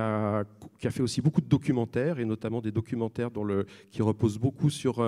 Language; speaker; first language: French; native; French